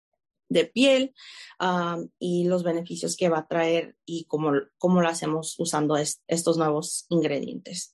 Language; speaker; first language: Spanish; early bilingual, heritage; Spanish